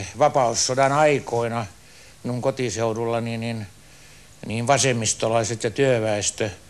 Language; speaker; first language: Finnish; native; Finnish